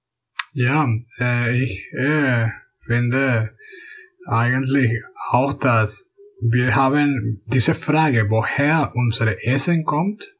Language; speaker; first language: German; non-native, fluent; Spanish